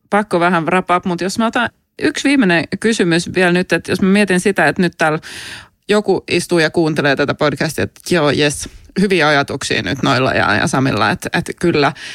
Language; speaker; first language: Finnish; native; Finnish